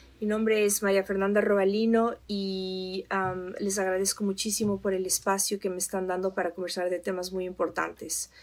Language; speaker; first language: Spanish; native; Spanish